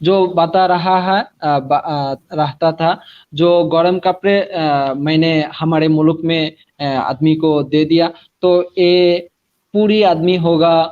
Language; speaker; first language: Hindi; non-native, learner; Bangla